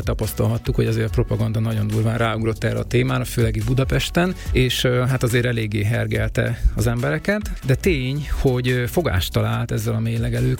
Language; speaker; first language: Hungarian; native; Hungarian